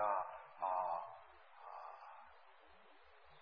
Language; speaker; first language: English; non-native, learner; Korean